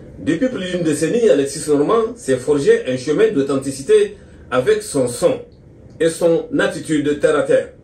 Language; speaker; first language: French; native; French